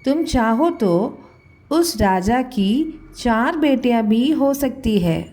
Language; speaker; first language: Hindi; non-native, local second language; Malayalam